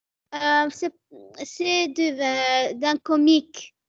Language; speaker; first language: French; non-native, learner; Arabic